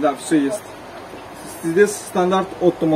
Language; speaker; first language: Russian; non-native, learner; Turkish